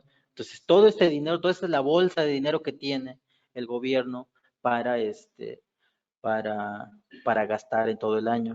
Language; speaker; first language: Spanish; native; Spanish